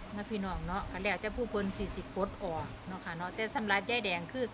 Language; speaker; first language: Thai; non-native, local second language; Northeastern Thai